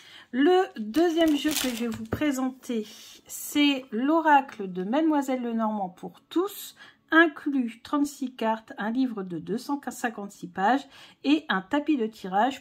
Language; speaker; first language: French; native; French